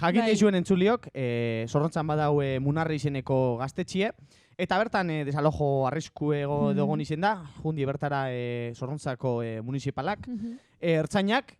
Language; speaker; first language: Basque; native; Basque